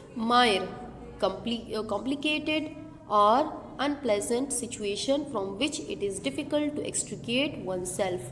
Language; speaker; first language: English; non-native, local second language; Urdu